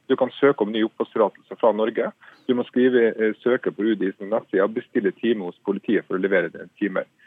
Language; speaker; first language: Norwegian; native; Norwegian